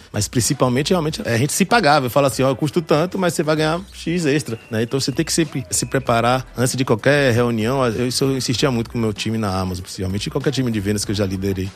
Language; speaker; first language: Portuguese; early bilingual, other home language; French